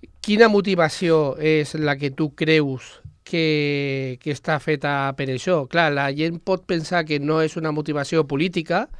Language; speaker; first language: Catalan; non-native, local second language; Spanish